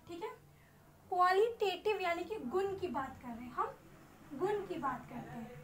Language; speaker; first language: Hindi; native; Hindi